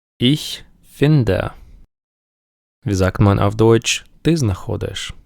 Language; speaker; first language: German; non-native, fluent; Ukrainian